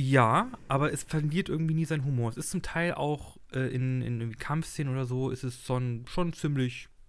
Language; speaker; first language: German; native; German